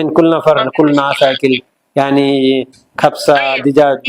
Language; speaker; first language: Arabic; non-native, learner; Telugu